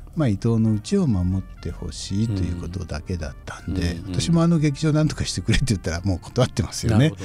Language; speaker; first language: Japanese; native; Japanese